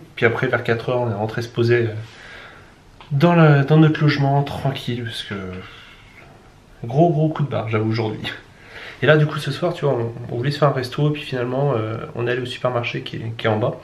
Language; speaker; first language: French; native; French